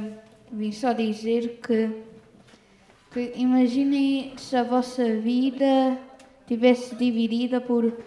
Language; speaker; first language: Portuguese; early bilingual, other home language; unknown